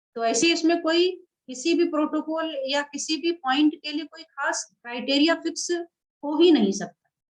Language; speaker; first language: Hindi; native; Hindi